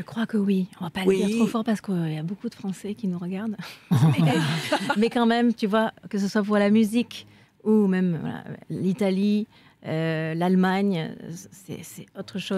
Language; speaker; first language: French; non-native, fluent; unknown